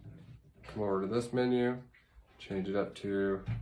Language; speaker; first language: English; native; English